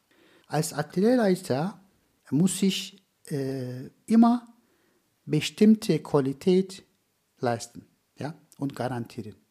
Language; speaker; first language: German; non-native, fluent; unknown